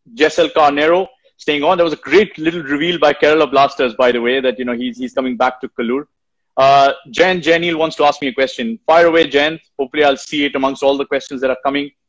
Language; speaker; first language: English; non-native, local second language; Hindi